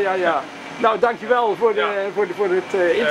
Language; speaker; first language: Dutch; native; Dutch